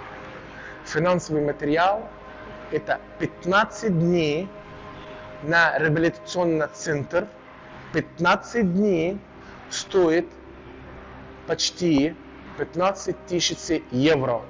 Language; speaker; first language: Russian; non-native, learner; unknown